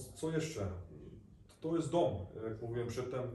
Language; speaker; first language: Polish; early bilingual, heritage; Polish